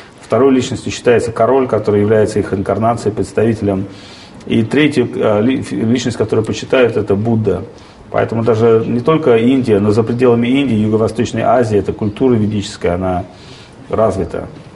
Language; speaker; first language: Russian; native; Russian